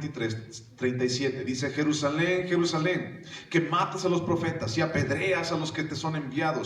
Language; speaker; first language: Spanish; native; Spanish